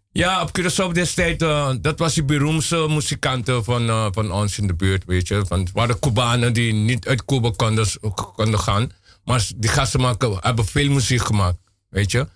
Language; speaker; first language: Dutch; non-native, local second language; Papiamento